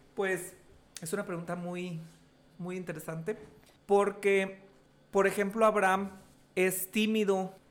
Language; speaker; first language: Spanish; native; Spanish